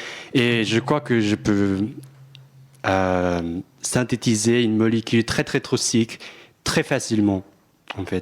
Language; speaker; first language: French; non-native, fluent; Japanese